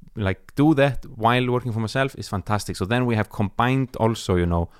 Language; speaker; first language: English; non-native, fluent; Icelandic